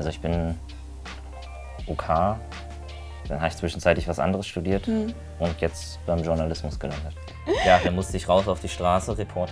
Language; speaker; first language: German; native; German